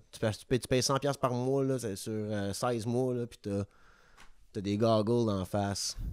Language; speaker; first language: French; native; French